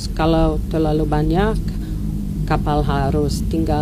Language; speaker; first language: Indonesian; non-native, learner; English